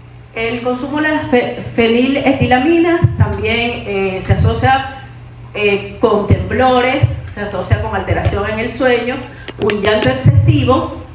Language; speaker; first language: Spanish; native; Spanish